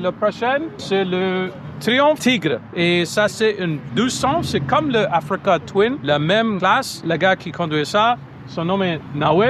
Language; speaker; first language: French; non-native, local second language; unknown